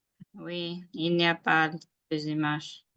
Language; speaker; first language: French; non-native, learner; Georgian